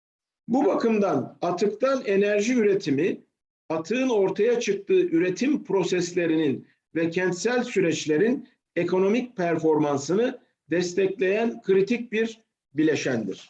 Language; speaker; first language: Turkish; native; Turkish